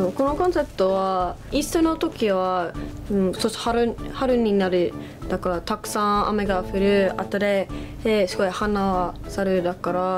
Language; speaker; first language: Japanese; non-native, learner; English